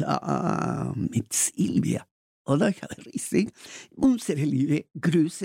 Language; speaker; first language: German; non-native, learner; Spanish